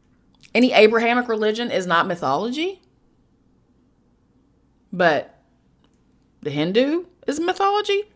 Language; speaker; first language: English; native; English